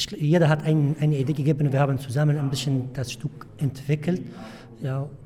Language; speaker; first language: German; non-native, learner; Arabic